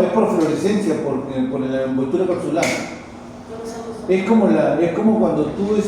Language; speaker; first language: Spanish; native; Spanish